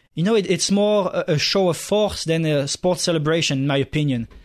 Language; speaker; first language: English; non-native, fluent; French